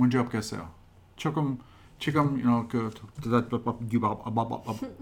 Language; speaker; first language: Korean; non-native, fluent; English